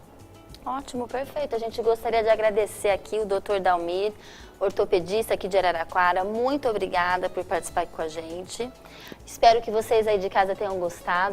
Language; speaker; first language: Portuguese; native; Portuguese